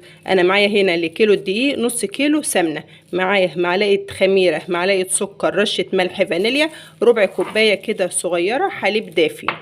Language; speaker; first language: Arabic; native; Arabic